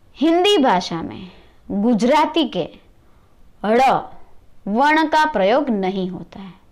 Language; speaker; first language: Hindi; non-native, local second language; Gujarati